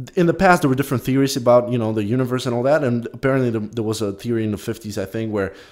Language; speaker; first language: English; non-native, fluent; Polish